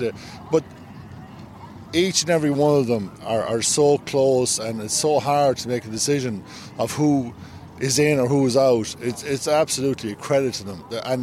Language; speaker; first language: English; native; English